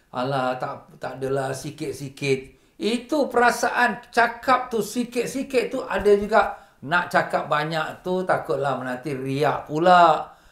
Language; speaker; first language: Malay; native; Malay